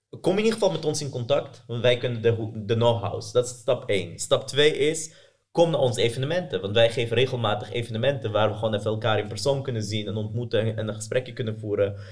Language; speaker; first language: Dutch; early bilingual, other home language; Persian